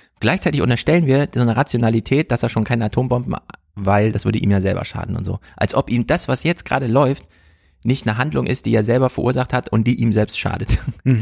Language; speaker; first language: German; native; German